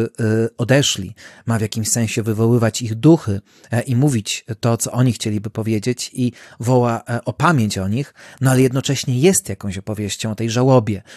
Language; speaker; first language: Polish; native; Polish